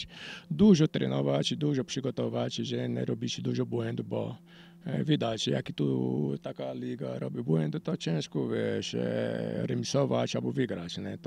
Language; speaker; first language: Polish; non-native, learner; Portuguese